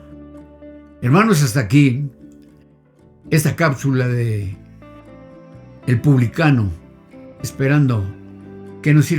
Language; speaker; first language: Spanish; native; Spanish